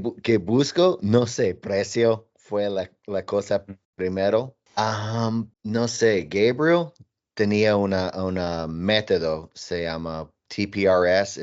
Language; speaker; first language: Spanish; non-native, learner; English